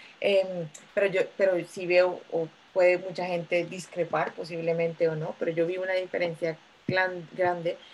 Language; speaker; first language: Spanish; native; Spanish